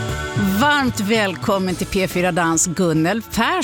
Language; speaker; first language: Swedish; native; Swedish